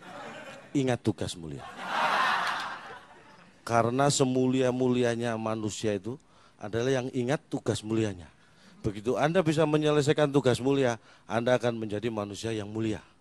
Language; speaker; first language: Indonesian; native; Indonesian